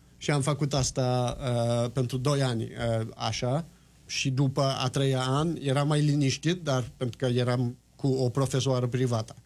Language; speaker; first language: Romanian; non-native, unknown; French